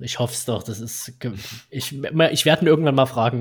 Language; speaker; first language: German; native; German